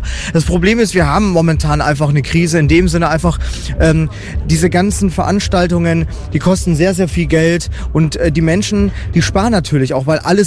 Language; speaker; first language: German; native; German